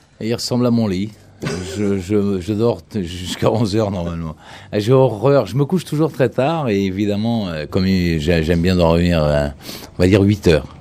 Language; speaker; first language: French; early bilingual, other home language; Portuguese